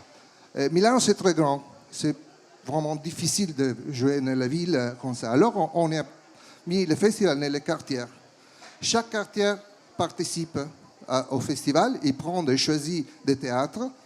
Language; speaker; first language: French; non-native, fluent; Italian